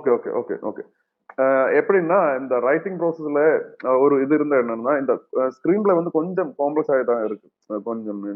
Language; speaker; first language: Tamil; non-native, learner; Malayalam